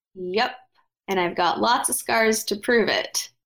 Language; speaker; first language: English; native; English